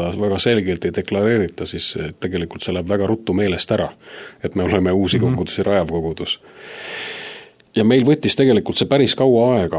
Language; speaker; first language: Estonian; native; Estonian